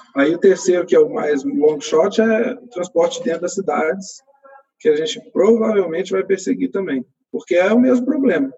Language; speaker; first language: Portuguese; native; Portuguese